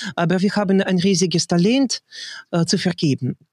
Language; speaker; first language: German; non-native, fluent; Russian